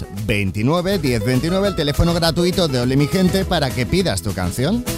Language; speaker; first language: Spanish; native; Spanish